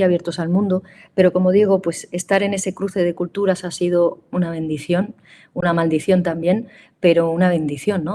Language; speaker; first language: Spanish; native; Spanish